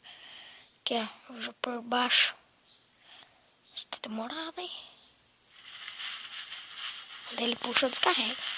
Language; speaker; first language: Portuguese; native; Portuguese